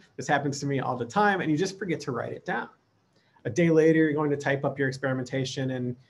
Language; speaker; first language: English; native; English